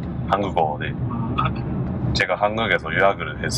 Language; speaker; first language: Korean; non-native, fluent; Japanese